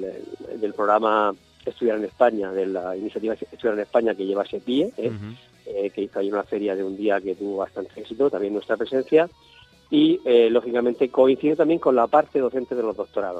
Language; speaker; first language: Spanish; native; Spanish